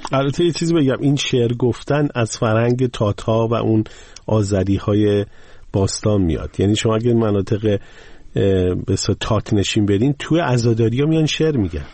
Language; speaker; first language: Persian; non-native, local second language; Azerbaijani